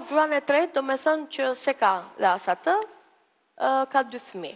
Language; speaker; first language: Albanian; early bilingual, heritage; Albanian